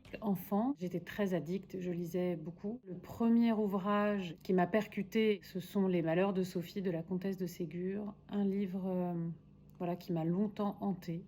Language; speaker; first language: French; early bilingual, other home language; Spanish